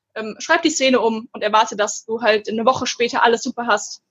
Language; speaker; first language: German; native; German